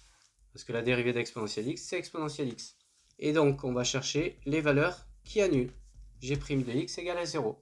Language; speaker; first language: French; native; French